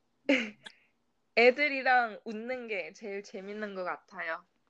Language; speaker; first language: Korean; non-native, fluent; English